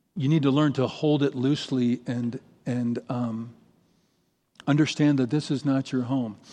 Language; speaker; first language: English; native; English